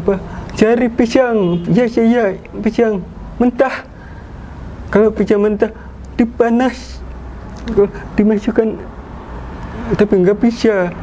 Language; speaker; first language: Indonesian; non-native, local second language; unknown